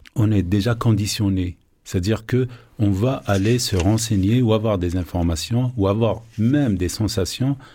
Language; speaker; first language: French; non-native, local second language; Arabic